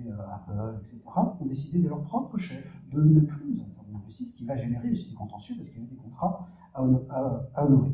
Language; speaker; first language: French; native; French